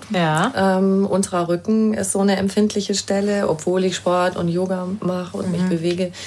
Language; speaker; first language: German; early bilingual, other home language; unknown